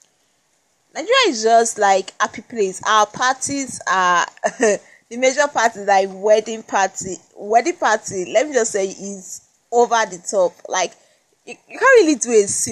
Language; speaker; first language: English; non-native, local second language; Esan